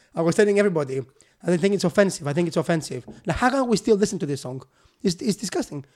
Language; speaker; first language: English; non-native, fluent; Greek